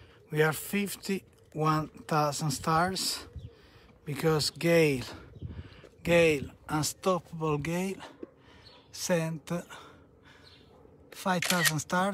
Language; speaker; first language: English; non-native, fluent; Italian